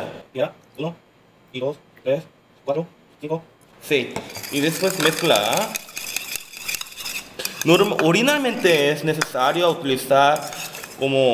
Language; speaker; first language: Spanish; non-native, learner; Korean